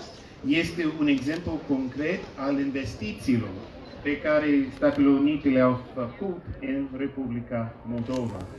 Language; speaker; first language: Romanian; non-native, fluent; English